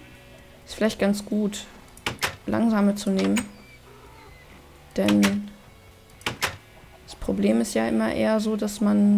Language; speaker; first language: German; native; German